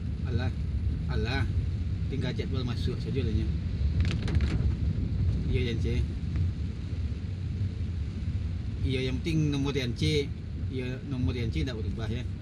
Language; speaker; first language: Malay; non-native, local second language; Minangkabau